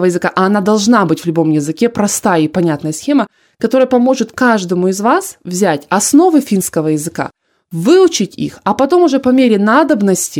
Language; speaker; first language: Russian; native; Russian